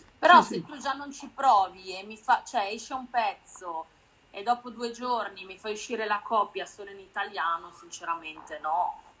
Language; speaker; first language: Italian; native; Italian